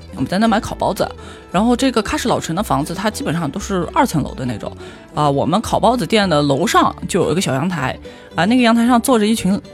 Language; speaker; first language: Chinese; native; Chinese